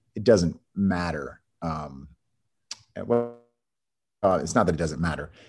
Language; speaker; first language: English; native; English